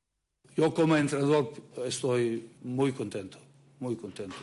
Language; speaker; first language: Spanish; non-native, learner; Serbian